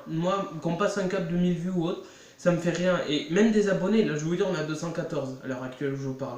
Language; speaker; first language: French; native; French